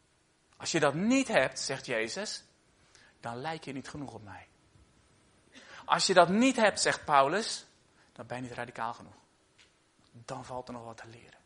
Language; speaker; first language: Dutch; native; Dutch